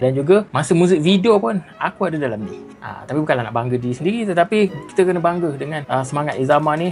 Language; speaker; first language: Malay; native; Malay